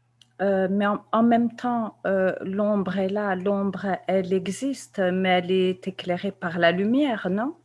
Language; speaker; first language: French; non-native, local second language; Kabyle